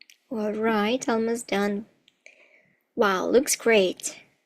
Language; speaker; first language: English; non-native, fluent; Ukrainian